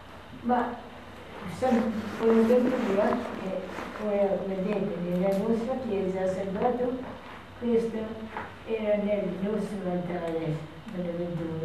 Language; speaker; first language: Italian; non-native, learner; Albanian